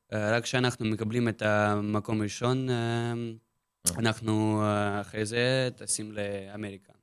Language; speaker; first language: Hebrew; non-native, learner; Russian